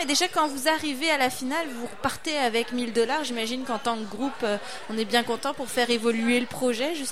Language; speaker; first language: French; native; French